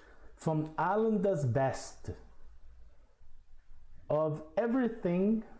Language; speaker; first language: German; non-native, fluent; Portuguese